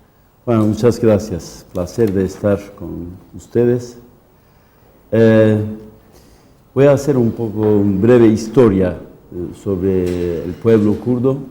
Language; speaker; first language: Spanish; non-native, local second language; Kurdish